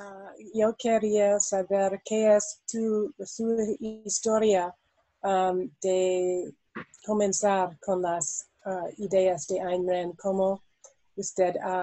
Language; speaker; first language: Spanish; non-native, learner; English